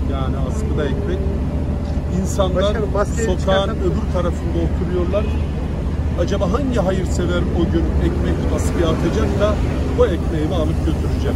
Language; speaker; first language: Turkish; native; Turkish